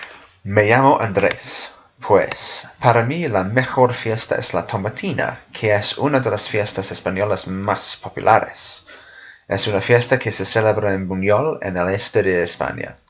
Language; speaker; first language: Spanish; non-native, fluent; English